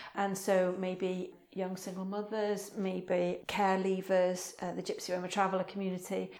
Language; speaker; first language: English; native; English